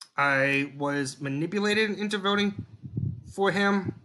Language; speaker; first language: English; native; English